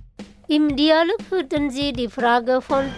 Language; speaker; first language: German; non-native, fluent; Indonesian